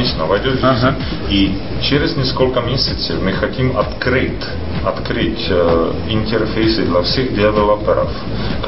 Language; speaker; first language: Russian; non-native, fluent; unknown